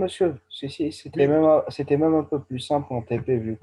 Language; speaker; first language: French; native; French